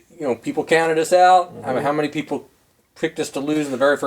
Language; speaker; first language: English; native; English